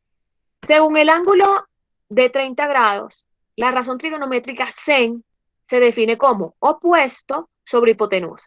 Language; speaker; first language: Spanish; native; Spanish